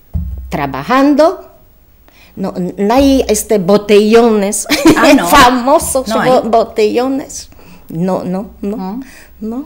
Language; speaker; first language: Spanish; non-native, learner; Polish